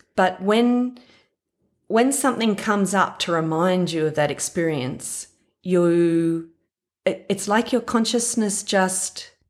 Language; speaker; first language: English; native; English